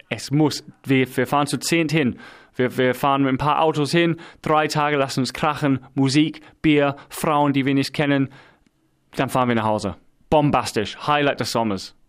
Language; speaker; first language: German; non-native, fluent; English